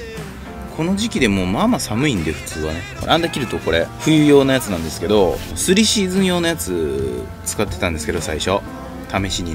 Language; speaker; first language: Japanese; native; Japanese